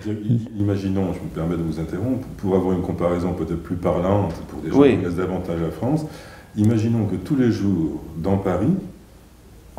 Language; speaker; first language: French; native; French